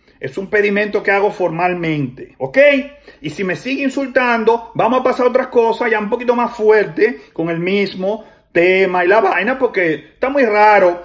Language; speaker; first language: Spanish; native; Spanish